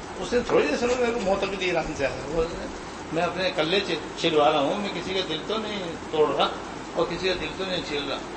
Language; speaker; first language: Urdu; native; Urdu